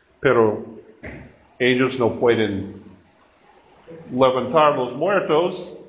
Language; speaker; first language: Spanish; non-native, learner; English